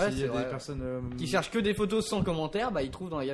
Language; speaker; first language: French; native; French